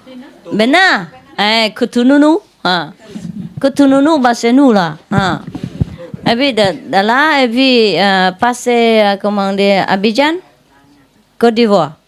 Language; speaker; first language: French; non-native, learner; Vietnamese